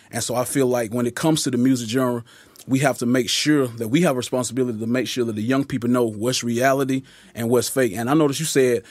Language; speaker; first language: English; native; English